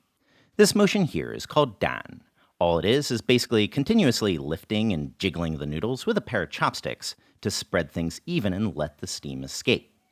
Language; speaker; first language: English; native; English